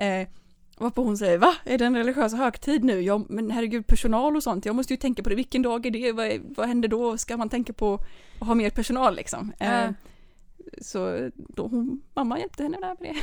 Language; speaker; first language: Swedish; native; Swedish